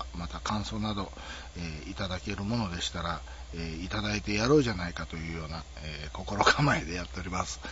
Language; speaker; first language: Japanese; native; Japanese